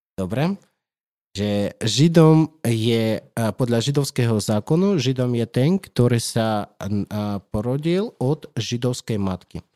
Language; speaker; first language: Slovak; non-native, fluent; Russian